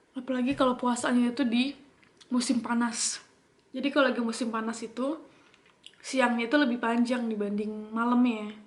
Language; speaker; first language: Indonesian; native; Indonesian